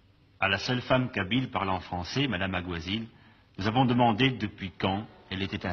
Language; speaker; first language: French; native; French